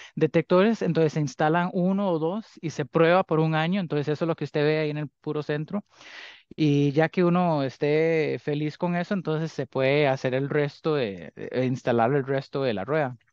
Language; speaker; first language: Spanish; early bilingual, heritage; Spanish